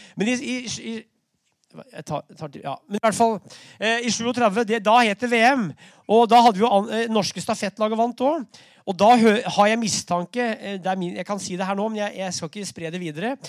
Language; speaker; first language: Norwegian; native; Norwegian